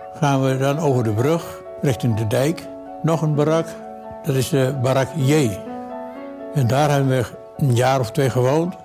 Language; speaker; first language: Dutch; early bilingual, other home language; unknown